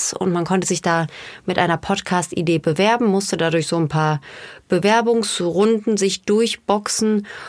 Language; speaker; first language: German; native; German